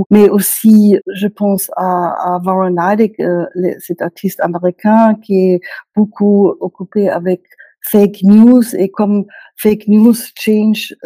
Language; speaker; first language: French; non-native, fluent; German